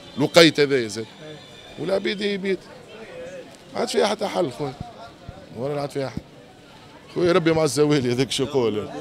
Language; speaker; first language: Arabic; native; Arabic